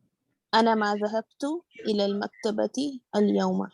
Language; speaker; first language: Arabic; non-native, learner; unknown